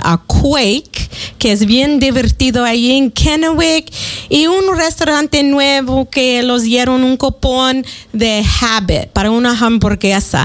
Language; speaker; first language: Spanish; early bilingual, heritage; Spanish